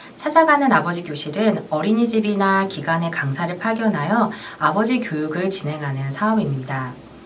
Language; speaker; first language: Korean; native; Korean